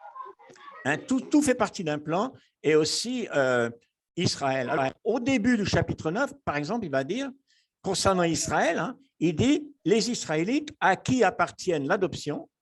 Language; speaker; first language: French; native; French